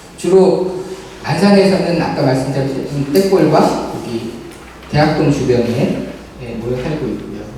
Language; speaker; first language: Korean; native; Korean